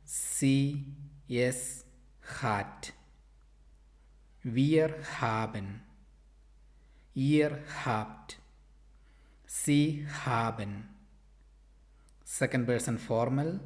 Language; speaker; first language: German; non-native, fluent; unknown